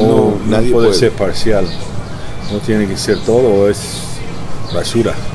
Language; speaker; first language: Spanish; early bilingual, heritage; English